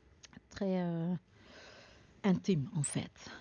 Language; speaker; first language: French; non-native, learner; Dutch